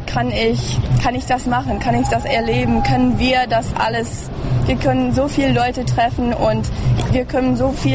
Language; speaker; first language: German; early bilingual, heritage; German